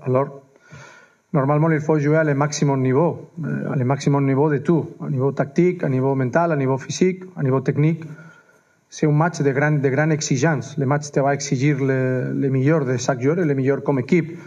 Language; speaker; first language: French; non-native, fluent; Spanish